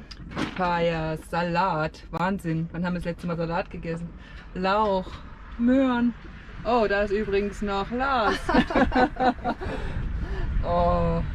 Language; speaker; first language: German; native; German